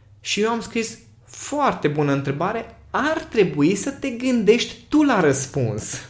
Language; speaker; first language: Romanian; non-native, local second language; Hungarian